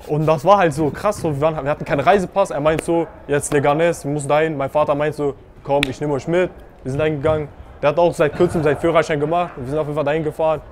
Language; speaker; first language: German; early bilingual, other home language; Kurdish